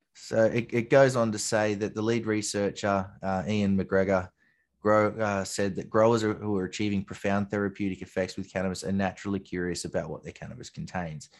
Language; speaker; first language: English; native; English